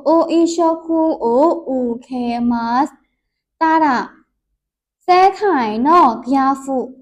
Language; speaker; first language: Japanese; non-native, learner; Burmese